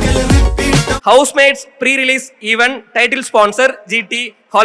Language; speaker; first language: Tamil; native; Tamil